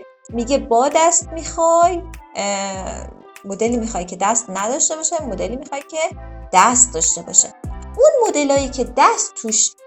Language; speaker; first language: Persian; native; Persian